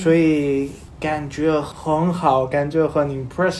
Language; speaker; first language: Chinese; non-native, learner; Spanish